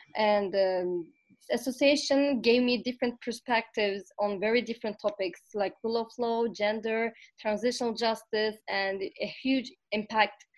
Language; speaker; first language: English; non-native, fluent; Turkish